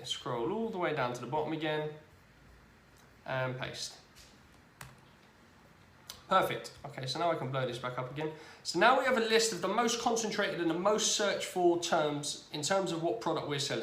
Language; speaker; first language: English; native; English